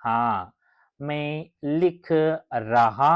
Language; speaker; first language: Hindi; non-native, local second language; Telugu